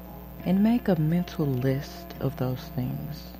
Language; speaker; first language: English; native; English